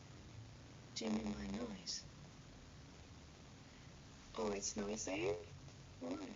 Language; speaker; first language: English; non-native, fluent; Persian